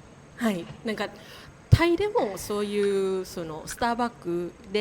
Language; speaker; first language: Japanese; non-native, learner; Thai